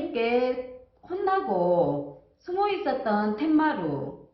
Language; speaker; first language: Korean; native; Korean